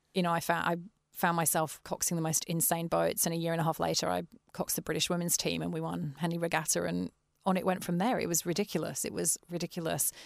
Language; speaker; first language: English; native; English